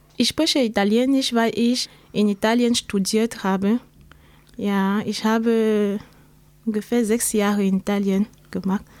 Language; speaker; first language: German; non-native, learner; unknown